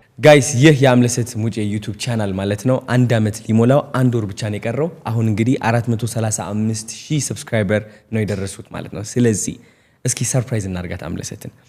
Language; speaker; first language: Amharic; non-native, local second language; Tigrinya